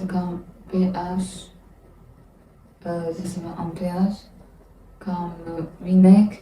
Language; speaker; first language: French; non-native, learner; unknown